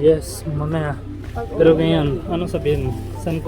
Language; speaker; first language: Filipino; non-native, learner; Punjabi